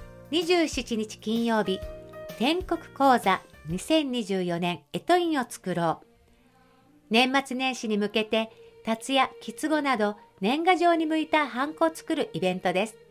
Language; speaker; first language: Japanese; native; Japanese